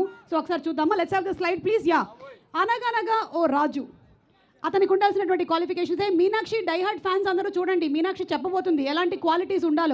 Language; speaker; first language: Telugu; native; Telugu